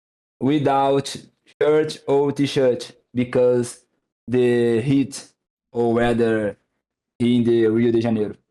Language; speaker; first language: English; non-native, learner; Portuguese